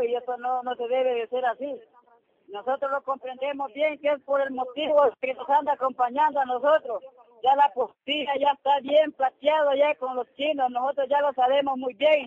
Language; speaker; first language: Spanish; native; Spanish